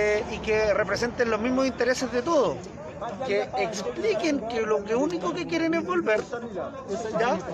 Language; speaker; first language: Spanish; native; Spanish